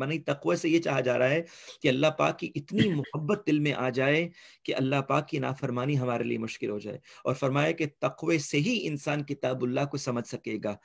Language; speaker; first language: Urdu; early bilingual, heritage; Urdu